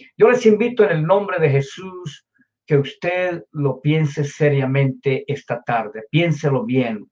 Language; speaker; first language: Spanish; native; Spanish